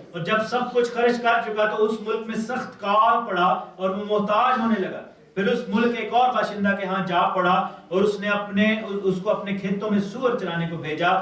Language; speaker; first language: Urdu; non-native, local second language; Pashto